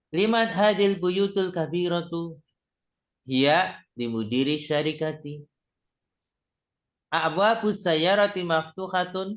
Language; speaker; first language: Arabic; non-native, learner; Indonesian